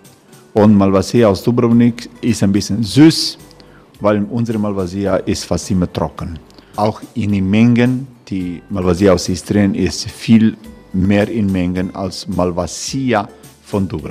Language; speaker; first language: German; non-native, learner; Croatian